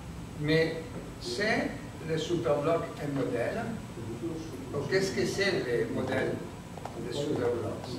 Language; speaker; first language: French; non-native, learner; Spanish